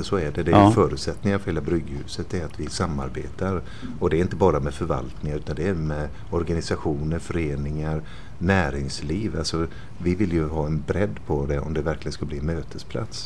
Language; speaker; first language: Swedish; native; Swedish